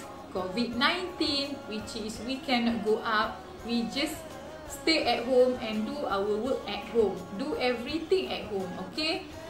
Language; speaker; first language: English; non-native, local second language; Malay